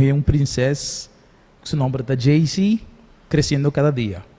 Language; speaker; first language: Portuguese; non-native, learner; Papiamento